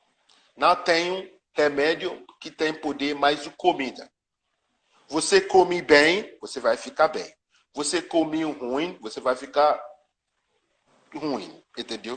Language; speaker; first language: Portuguese; non-native, learner; Yoruba